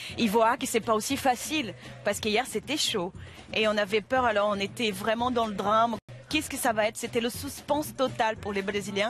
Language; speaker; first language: French; non-native, fluent; Portuguese